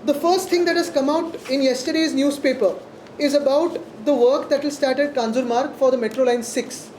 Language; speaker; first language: English; non-native, local second language; Marathi